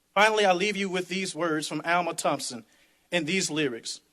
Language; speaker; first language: English; native; English